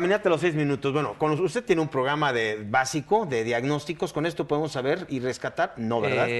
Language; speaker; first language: Spanish; native; Spanish